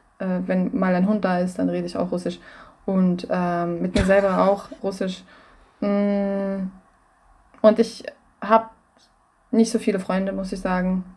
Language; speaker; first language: German; non-native, fluent; Russian